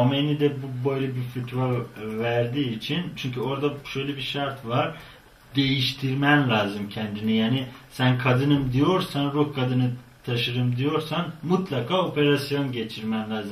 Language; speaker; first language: Turkish; non-native, fluent; Persian